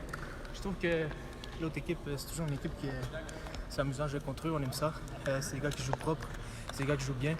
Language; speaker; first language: French; native; French